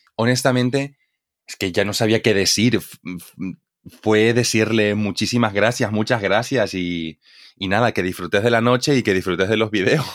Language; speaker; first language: Spanish; native; Spanish